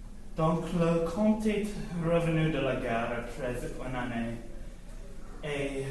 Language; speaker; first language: French; non-native, learner; English